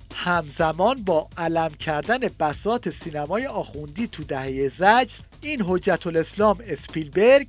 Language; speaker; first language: Persian; native; Persian